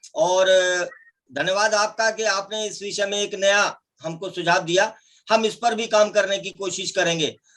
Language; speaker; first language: Hindi; native; Hindi